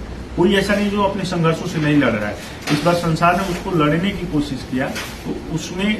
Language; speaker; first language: Hindi; native; Hindi